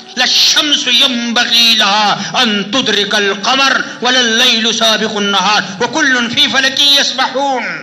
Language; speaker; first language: Urdu; non-native, local second language; Pashto